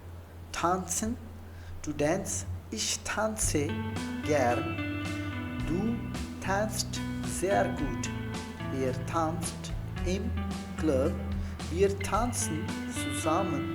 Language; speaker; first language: German; non-native, fluent; Urdu